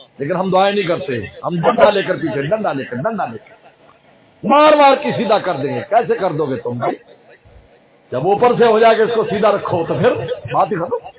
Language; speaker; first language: Urdu; non-native, local second language; Pashto